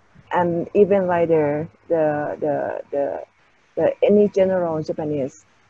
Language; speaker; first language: English; non-native, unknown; Thai